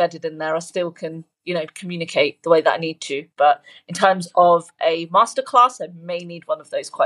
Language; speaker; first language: English; early bilingual, other home language; Punjabi